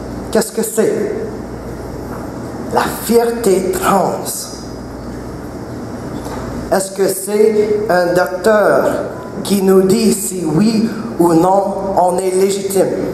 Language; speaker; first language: French; non-native, local second language; English